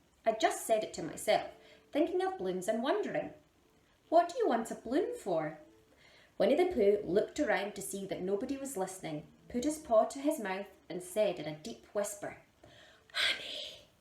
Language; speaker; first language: English; native; English